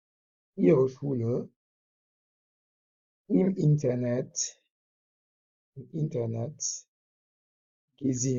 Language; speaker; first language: German; non-native, fluent; French